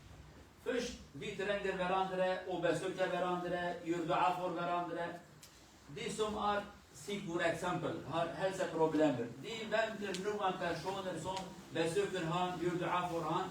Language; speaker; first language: Swedish; non-native, learner; Kurdish